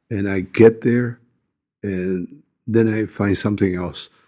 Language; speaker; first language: English; non-native, fluent; Japanese